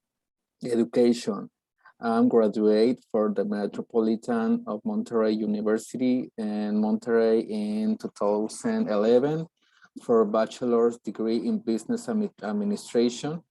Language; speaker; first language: English; non-native, learner; Spanish